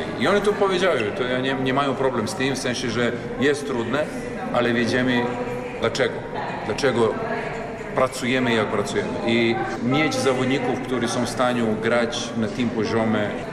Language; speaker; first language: Polish; non-native, learner; Serbian